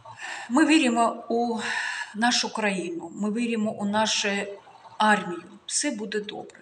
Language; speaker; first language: Ukrainian; non-native, local second language; Russian